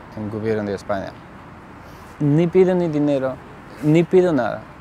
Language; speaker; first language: Spanish; non-native, fluent; Persian